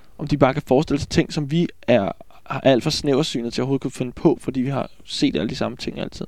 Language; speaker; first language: Danish; native; Danish